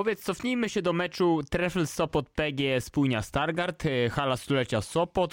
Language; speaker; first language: Polish; native; Polish